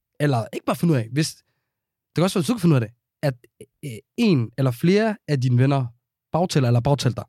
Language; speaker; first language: Danish; early bilingual, other home language; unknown